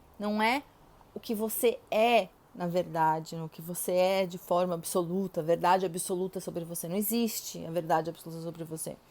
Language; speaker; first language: Portuguese; native; Portuguese